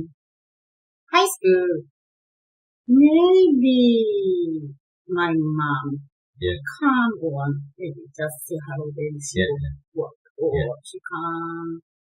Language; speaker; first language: English; non-native, learner; Japanese